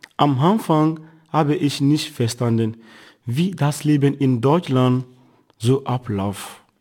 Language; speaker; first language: German; non-native, fluent; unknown